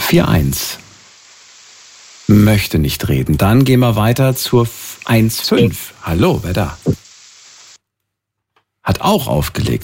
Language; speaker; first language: German; native; German